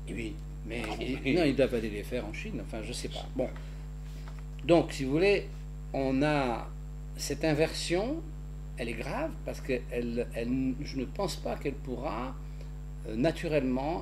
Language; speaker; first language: French; native; French